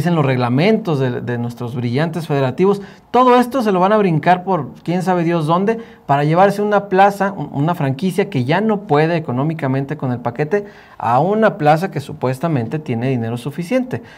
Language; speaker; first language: Spanish; native; Spanish